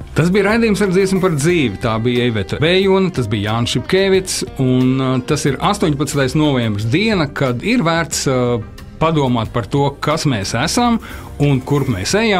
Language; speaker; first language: Latvian; native; Latvian